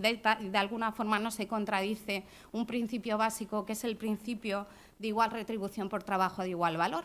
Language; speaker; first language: Spanish; native; Spanish